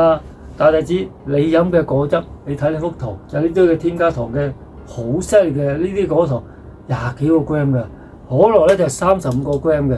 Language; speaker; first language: Cantonese; native; Cantonese